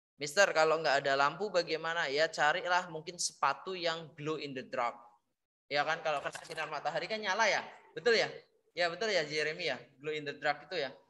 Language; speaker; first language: Indonesian; native; Indonesian